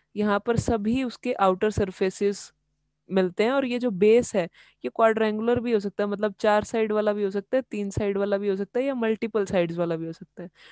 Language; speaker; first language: Hindi; native; Hindi